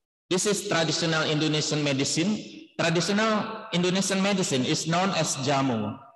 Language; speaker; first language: English; non-native, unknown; Indonesian